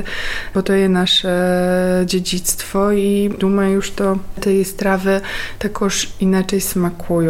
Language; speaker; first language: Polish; non-native, local second language; Ukrainian